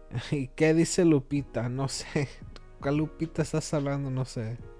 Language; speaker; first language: Spanish; early bilingual, other home language; English